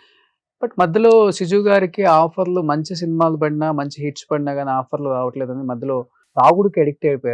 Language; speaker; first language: Telugu; native; Telugu